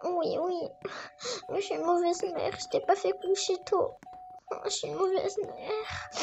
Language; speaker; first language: French; native; French